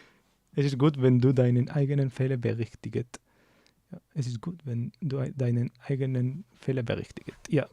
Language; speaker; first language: German; non-native, learner; English